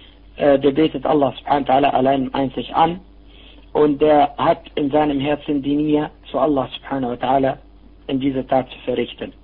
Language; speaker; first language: German; non-native, fluent; Arabic